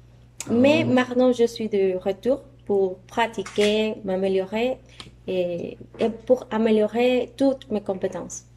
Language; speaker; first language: French; non-native, learner; Spanish